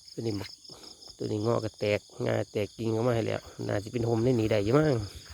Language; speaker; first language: Thai; native; Thai